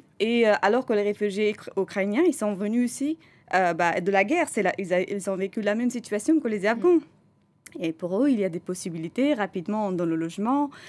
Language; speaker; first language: French; non-native, fluent; Persian